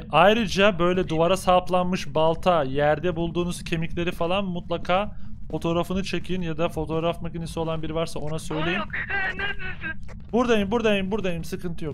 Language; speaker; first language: Turkish; native; Turkish